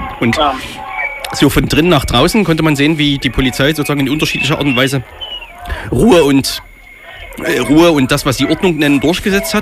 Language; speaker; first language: German; native; German